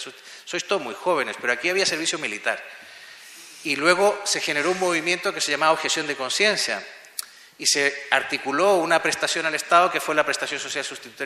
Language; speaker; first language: Spanish; native; Spanish